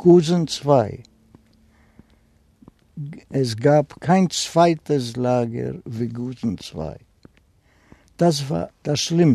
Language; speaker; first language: German; non-native, fluent; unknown